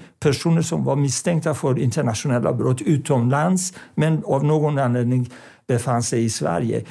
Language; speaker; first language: Swedish; non-native, fluent; Persian